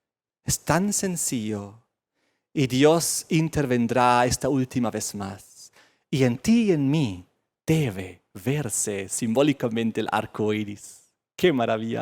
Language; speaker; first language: Spanish; native; Spanish